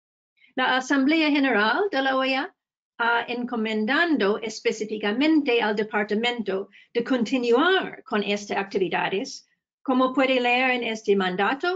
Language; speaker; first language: Spanish; non-native, fluent; English